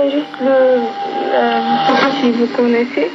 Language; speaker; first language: French; non-native, local second language; Arabic